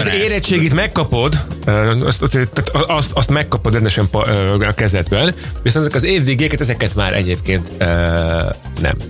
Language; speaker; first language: Hungarian; native; Hungarian